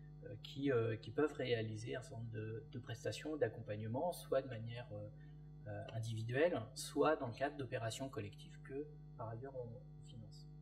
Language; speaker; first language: French; native; French